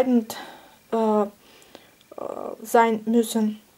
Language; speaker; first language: German; non-native, fluent; Russian